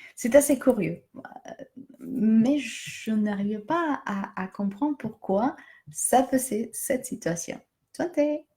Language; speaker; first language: French; non-native, fluent; Spanish